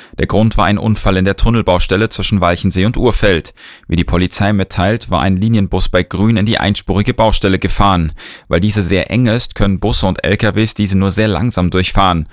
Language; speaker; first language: German; native; German